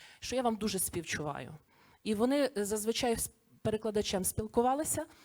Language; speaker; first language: Ukrainian; native; Ukrainian